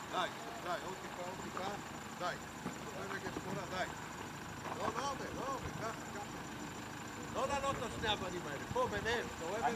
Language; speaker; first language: Hebrew; native; Hebrew